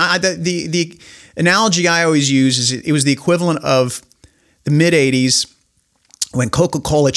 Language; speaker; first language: English; native; English